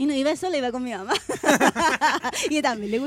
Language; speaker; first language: Spanish; native; Spanish